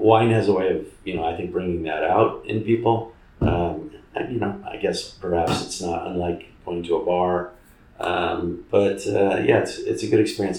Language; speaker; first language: English; native; English